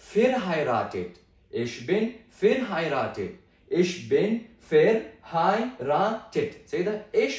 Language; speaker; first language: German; non-native, fluent; Pashto